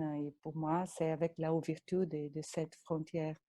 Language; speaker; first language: French; non-native, fluent; Portuguese